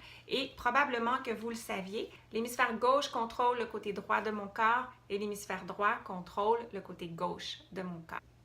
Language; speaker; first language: French; native; French